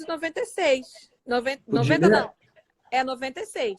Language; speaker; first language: Portuguese; native; Portuguese